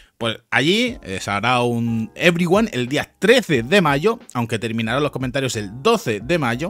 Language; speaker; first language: Spanish; native; Spanish